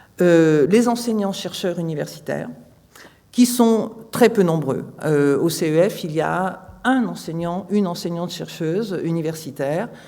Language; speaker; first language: French; native; French